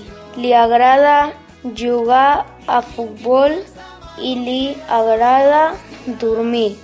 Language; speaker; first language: Catalan; non-native, learner; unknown